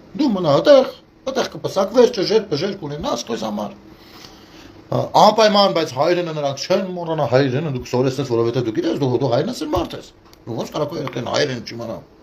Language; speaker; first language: Armenian; native; Armenian